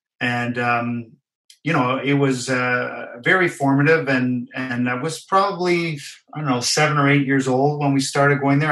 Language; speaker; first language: English; native; English